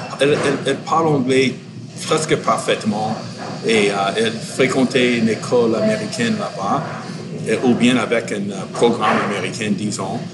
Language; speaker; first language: French; non-native, fluent; English